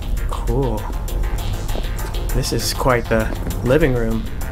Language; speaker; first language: English; native; English